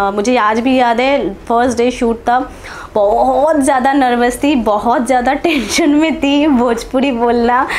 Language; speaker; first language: Hindi; non-native, local second language; Bangla